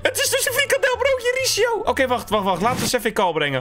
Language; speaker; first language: Dutch; native; Dutch